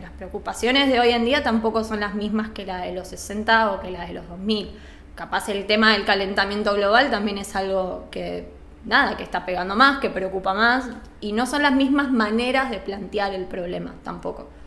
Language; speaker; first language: Spanish; native; Spanish